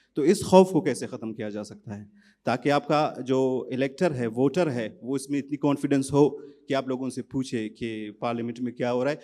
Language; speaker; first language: Urdu; non-native, local second language; Baluchi